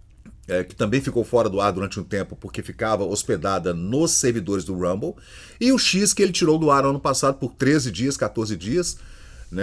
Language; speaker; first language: Portuguese; native; Portuguese